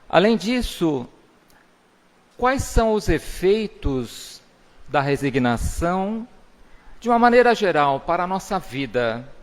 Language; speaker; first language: Portuguese; native; Portuguese